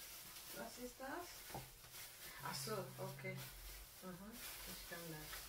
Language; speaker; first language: German; non-native, learner; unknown